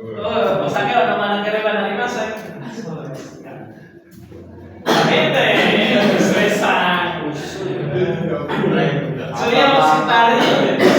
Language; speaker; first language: Japanese; non-native, fluent; Indonesian